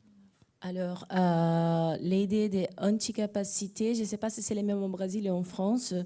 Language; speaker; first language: French; non-native, fluent; Portuguese